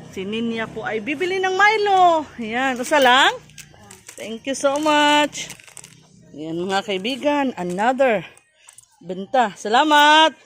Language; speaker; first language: Filipino; non-native, local second language; Cebuano